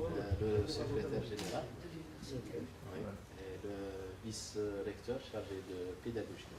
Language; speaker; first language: French; non-native, local second language; Arabic